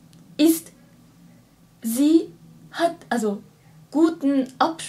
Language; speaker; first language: German; non-native, learner; Japanese